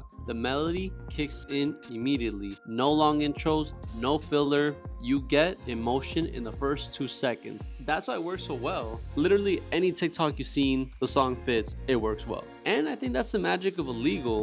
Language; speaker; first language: English; native; English